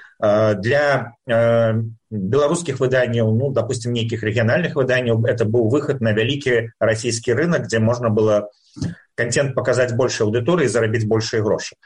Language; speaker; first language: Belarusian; native; Belarusian